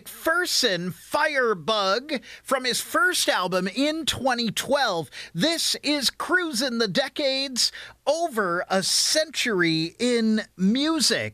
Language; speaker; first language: English; native; English